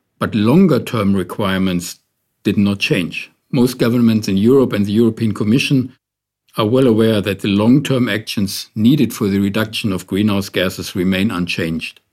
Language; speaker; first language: English; non-native, fluent; German